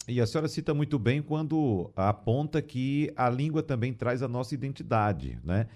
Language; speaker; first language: Portuguese; native; Portuguese